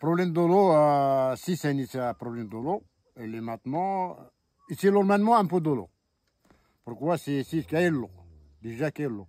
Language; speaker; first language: French; non-native, learner; Arabic